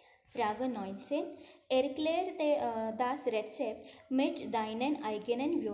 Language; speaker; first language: German; non-native, fluent; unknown